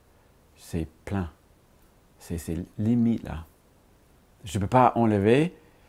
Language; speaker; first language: French; non-native, fluent; English